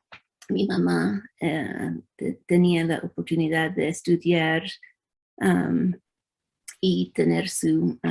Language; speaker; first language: Spanish; early bilingual, heritage; English